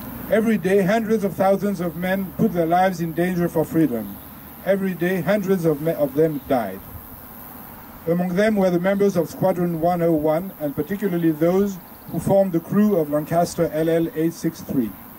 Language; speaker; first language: English; non-native, fluent; French